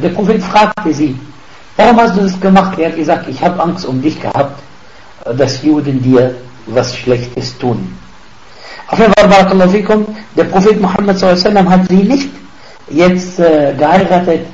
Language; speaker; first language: German; non-native, fluent; Arabic